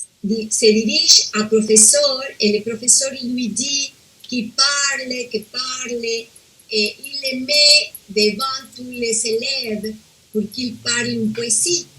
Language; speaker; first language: French; non-native, fluent; Spanish